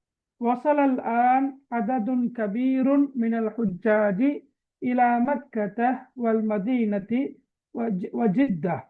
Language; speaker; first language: Arabic; non-native, fluent; Tamil